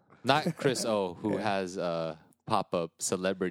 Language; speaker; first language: English; early bilingual, other home language; Korean